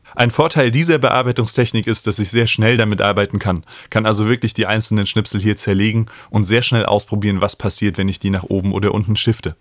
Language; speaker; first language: German; native; German